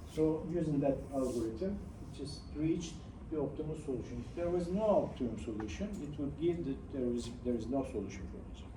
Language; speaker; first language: English; non-native, fluent; Turkish